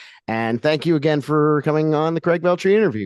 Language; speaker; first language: English; native; English